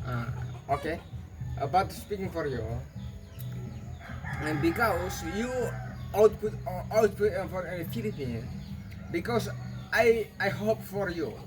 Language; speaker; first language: English; non-native, learner; Indonesian